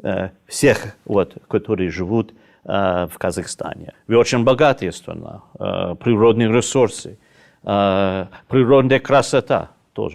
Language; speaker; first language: Russian; non-native, fluent; English